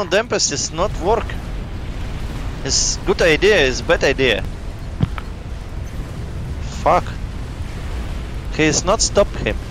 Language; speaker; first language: English; non-native, learner; Russian